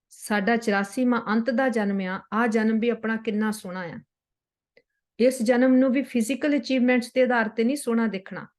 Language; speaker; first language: Hindi; non-native, local second language; Punjabi